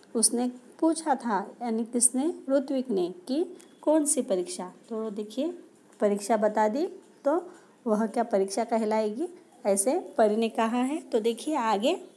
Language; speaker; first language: Hindi; non-native, local second language; Marathi